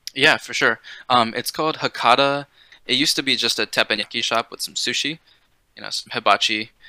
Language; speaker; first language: English; native; English